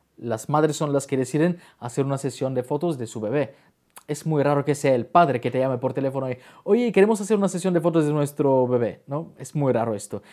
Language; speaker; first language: Spanish; non-native, fluent; Bulgarian